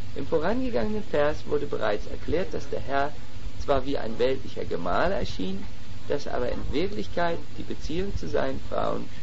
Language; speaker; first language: German; native; German